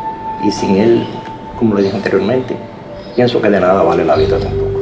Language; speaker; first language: Spanish; native; Spanish